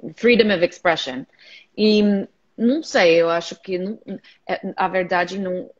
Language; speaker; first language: Portuguese; non-native, fluent; English